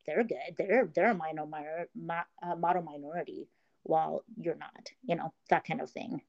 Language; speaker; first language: English; early bilingual, other home language; Korean